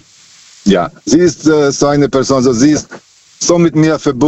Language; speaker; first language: German; native; German